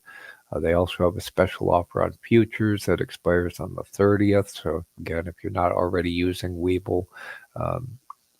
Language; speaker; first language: English; native; English